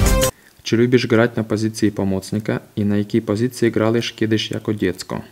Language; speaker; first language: Polish; non-native, fluent; Ukrainian